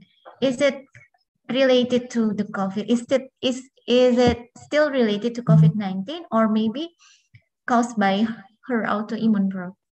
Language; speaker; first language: English; non-native, fluent; Indonesian